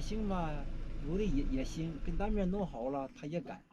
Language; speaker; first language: Chinese; native; Chinese